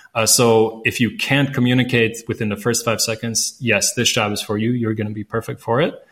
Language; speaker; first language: English; non-native, fluent; Latvian